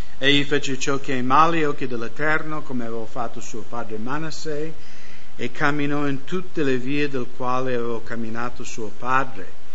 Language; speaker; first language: Italian; non-native, fluent; English